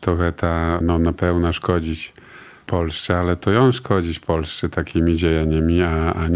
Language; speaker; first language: Polish; non-native, local second language; Belarusian